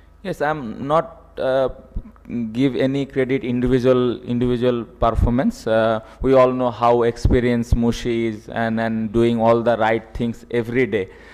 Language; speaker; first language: English; non-native, local second language; Bangla